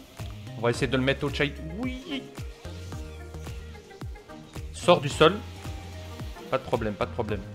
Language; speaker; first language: French; native; French